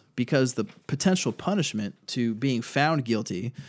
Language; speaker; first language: English; native; English